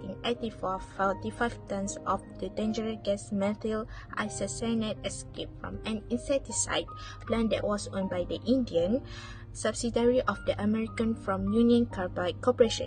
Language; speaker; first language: English; non-native, local second language; Malay